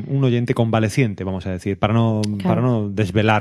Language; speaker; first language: Spanish; native; Spanish